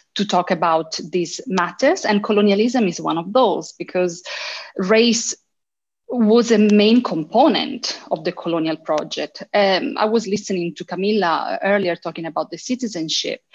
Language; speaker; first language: English; early bilingual, heritage; Italian